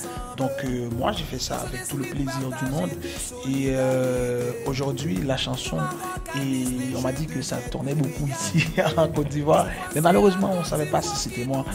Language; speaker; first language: French; non-native, local second language; Haitian Creole